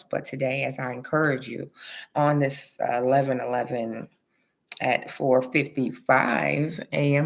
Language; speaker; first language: English; native; English